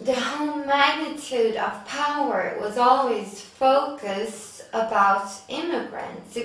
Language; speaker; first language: English; non-native, fluent; Swedish